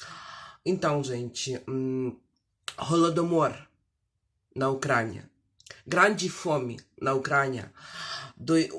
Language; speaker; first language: Portuguese; non-native, fluent; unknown